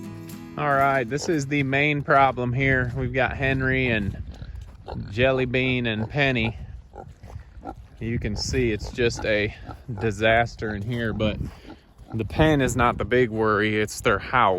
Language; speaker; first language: English; native; English